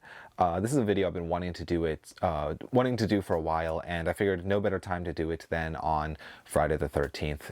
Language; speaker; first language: English; native; English